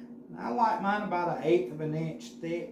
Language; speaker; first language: English; native; English